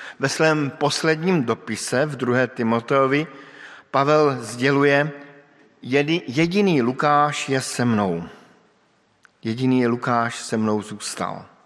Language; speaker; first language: Czech; native; Czech